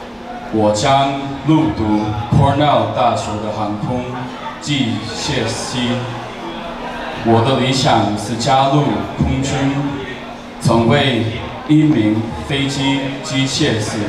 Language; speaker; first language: Chinese; early bilingual, heritage; Chinese